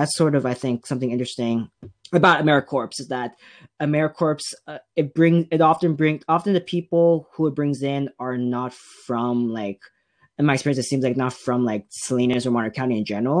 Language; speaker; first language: English; native; English